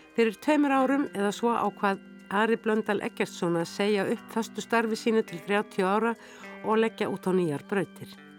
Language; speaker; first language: Icelandic; native; Icelandic